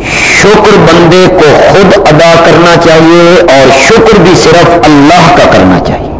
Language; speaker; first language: Urdu; non-native, local second language; Punjabi